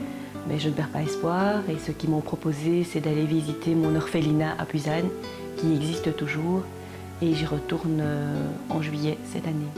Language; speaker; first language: French; early bilingual, other home language; Korean